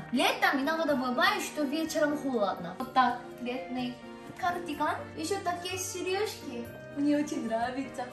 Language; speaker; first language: Russian; non-native, fluent; Korean